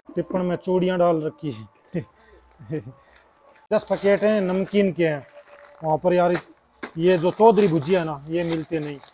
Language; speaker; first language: Hindi; native; Hindi